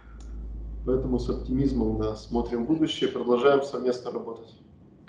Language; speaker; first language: Russian; native; Russian